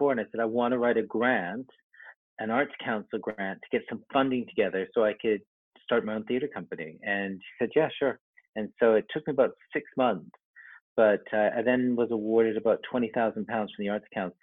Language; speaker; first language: English; native; English